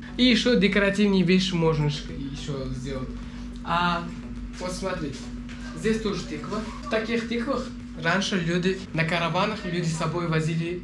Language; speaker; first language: Russian; non-native, local second language; Uzbek